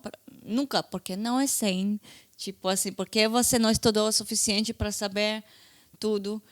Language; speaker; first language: Portuguese; non-native, fluent; Hebrew